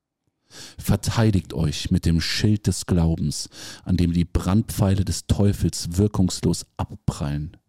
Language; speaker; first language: German; native; German